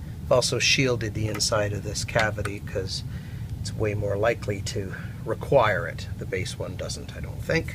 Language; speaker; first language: English; native; English